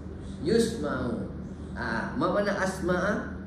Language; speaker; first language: Arabic; non-native, fluent; Malay